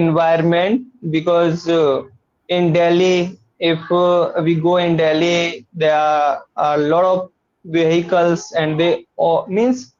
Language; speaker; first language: English; non-native, learner; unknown